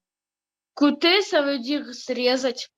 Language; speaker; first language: French; non-native, learner; Russian